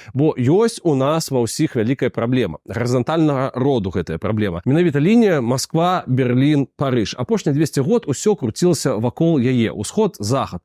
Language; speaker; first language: Belarusian; non-native, local second language; Russian